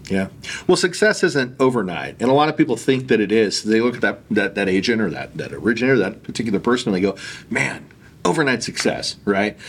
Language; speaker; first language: English; native; English